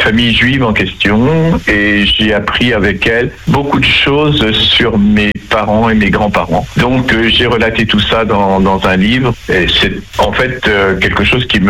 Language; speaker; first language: French; native; French